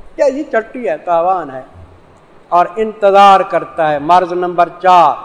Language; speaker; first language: Urdu; non-native, local second language; Saraiki